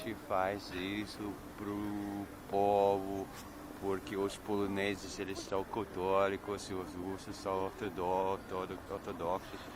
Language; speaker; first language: Portuguese; non-native, fluent; Russian